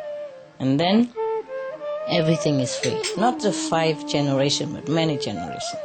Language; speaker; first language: English; non-native, fluent; Vietnamese